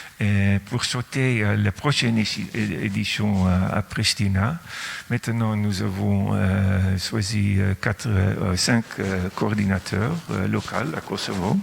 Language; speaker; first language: French; non-native, fluent; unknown